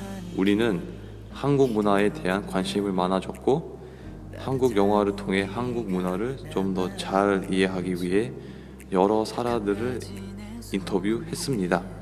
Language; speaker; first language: Korean; non-native, learner; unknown